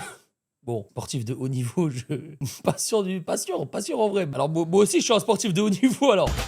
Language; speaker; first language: French; native; French